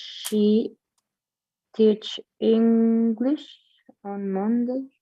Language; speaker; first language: English; non-native, learner; Spanish